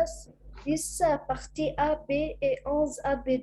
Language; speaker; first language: French; non-native, local second language; Arabic